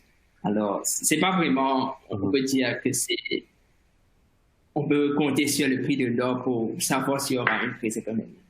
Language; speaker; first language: French; non-native, fluent; Morisyen